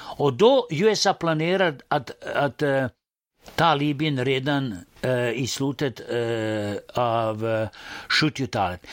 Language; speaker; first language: Swedish; non-native, fluent; Serbian